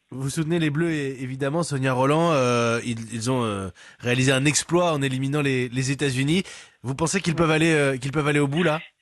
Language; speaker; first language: French; native; French